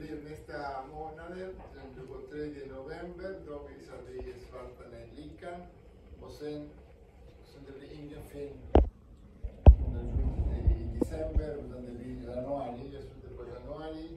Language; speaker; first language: Swedish; non-native, fluent; Spanish